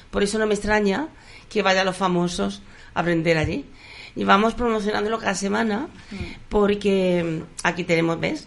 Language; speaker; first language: Spanish; native; Spanish